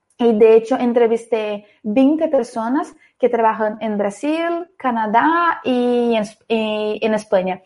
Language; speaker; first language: Spanish; non-native, fluent; Portuguese